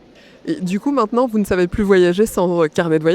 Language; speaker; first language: French; native; French